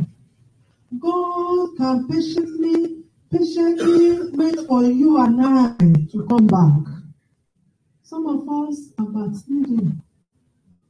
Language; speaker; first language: English; non-native, local second language; Yoruba